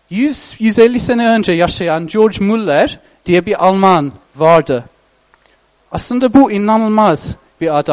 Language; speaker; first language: Turkish; non-native, fluent; English